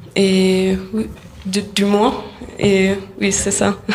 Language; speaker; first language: French; non-native, learner; German